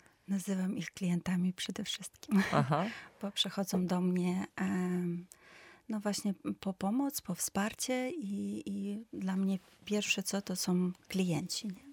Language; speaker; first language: Polish; non-native, fluent; Ukrainian